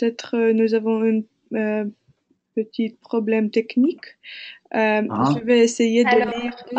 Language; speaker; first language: French; non-native, fluent; English